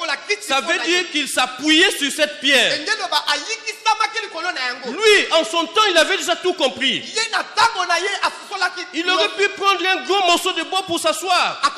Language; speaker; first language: French; non-native, local second language; Lingala